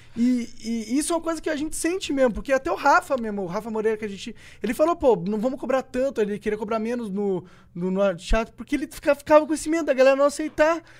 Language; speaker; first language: Portuguese; native; Portuguese